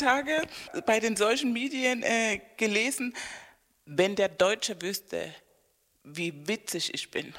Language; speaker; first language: German; non-native, fluent; Spanish